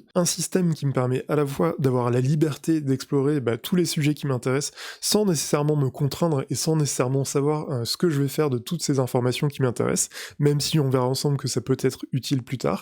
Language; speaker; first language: French; native; French